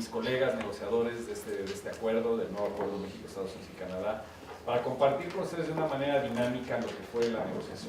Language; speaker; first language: Spanish; native; Spanish